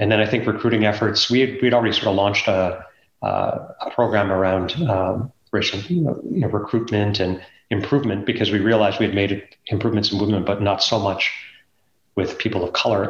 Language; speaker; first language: English; native; English